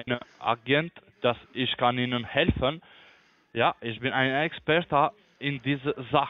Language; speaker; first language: German; non-native, learner; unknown